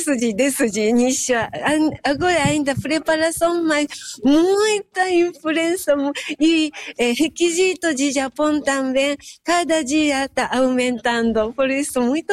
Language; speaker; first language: Portuguese; non-native, fluent; Japanese